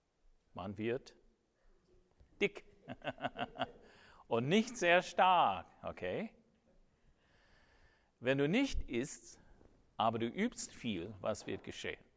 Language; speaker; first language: German; non-native, fluent; English